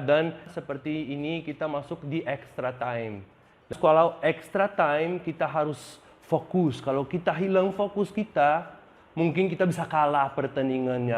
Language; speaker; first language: Indonesian; non-native, fluent; Portuguese